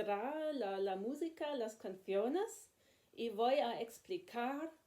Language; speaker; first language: Spanish; non-native, learner; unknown